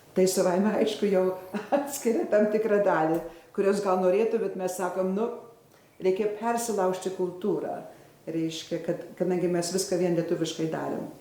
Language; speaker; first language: Lithuanian; early bilingual, heritage; Lithuanian